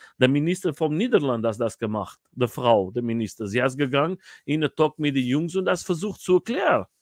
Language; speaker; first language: German; non-native, learner; Portuguese